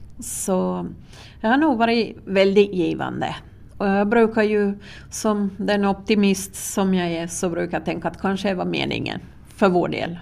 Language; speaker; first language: Swedish; native; Swedish